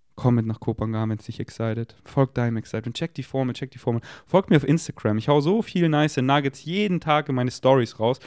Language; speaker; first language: German; native; German